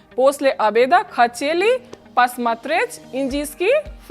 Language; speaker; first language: Russian; non-native, fluent; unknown